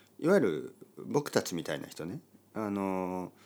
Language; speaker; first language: Japanese; native; Japanese